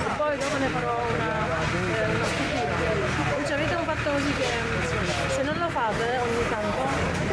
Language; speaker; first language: Italian; non-native, fluent; Polish